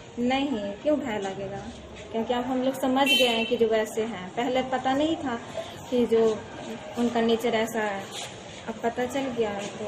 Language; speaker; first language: Hindi; non-native, local second language; Maithili